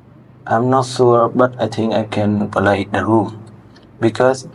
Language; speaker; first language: English; non-native, learner; Vietnamese